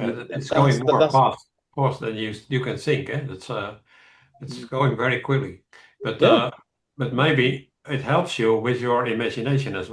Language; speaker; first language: English; non-native, fluent; Dutch